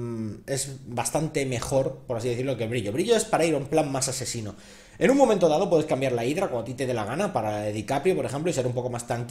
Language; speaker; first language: Spanish; native; Spanish